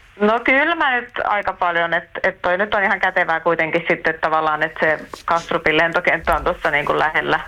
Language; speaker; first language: Finnish; early bilingual, heritage; Finnish